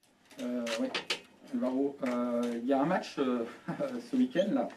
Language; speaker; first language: French; native; French